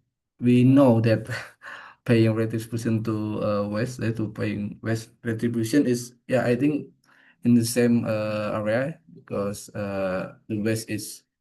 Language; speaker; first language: English; non-native, fluent; Indonesian